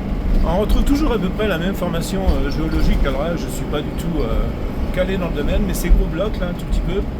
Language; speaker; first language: French; native; French